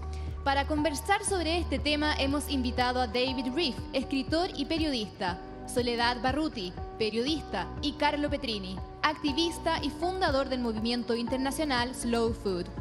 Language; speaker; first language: Spanish; native; Spanish